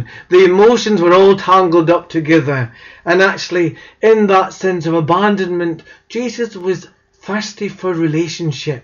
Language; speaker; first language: English; native; English